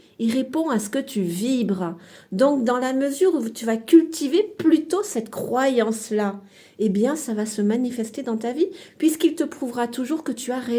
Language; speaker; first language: French; native; French